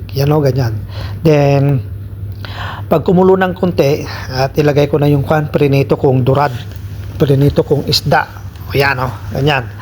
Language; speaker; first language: Filipino; non-native, local second language; Iloko